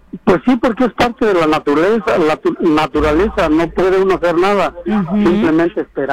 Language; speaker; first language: Spanish; native; Spanish